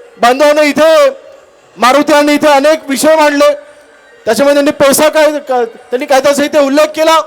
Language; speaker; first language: Marathi; native; Marathi